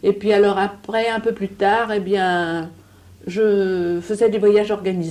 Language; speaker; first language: French; native; French